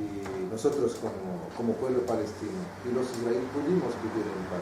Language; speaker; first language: Spanish; non-native, fluent; Arabic